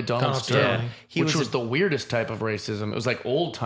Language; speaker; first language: English; native; English